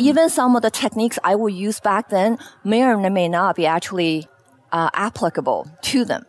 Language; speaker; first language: English; non-native, fluent; Chinese